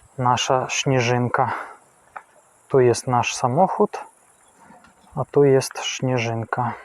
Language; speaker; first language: Polish; non-native, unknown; Ukrainian